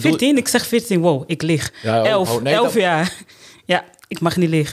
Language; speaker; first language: Dutch; non-native, fluent; Portuguese